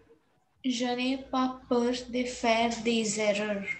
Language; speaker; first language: French; non-native, learner; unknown